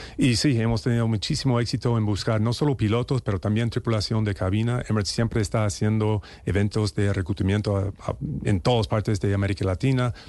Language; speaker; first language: Spanish; non-native, fluent; English